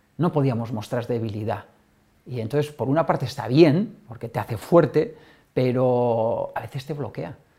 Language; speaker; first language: Spanish; native; Spanish